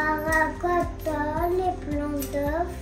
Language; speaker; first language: French; non-native, learner; Malagasy